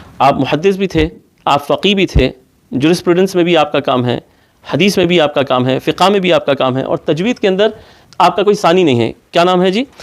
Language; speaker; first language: Urdu; native; Urdu